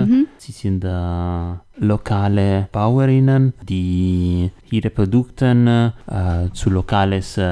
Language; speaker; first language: German; non-native, learner; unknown